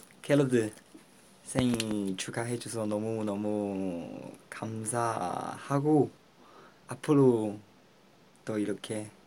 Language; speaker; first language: Korean; non-native, fluent; Chinese